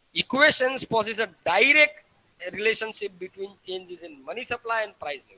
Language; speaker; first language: English; non-native, local second language; Gujarati